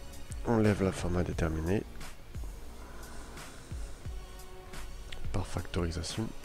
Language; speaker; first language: French; native; French